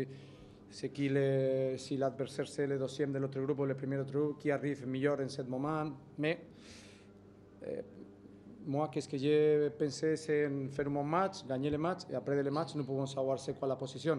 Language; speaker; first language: French; non-native, learner; Spanish